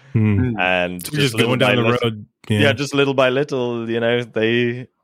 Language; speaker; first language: English; native; English